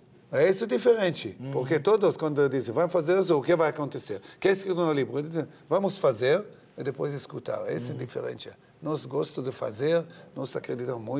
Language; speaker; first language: Portuguese; non-native, learner; Hebrew